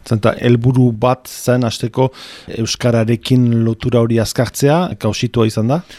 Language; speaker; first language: Basque; native; Basque